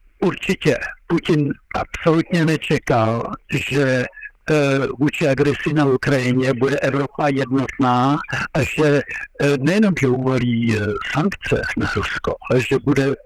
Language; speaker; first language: Czech; non-native, fluent; French